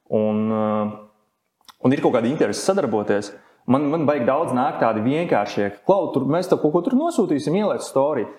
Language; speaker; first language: Latvian; native; Latvian